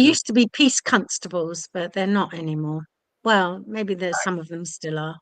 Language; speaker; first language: English; native; English